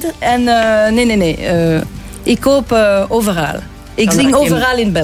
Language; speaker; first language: Dutch; non-native, local second language; French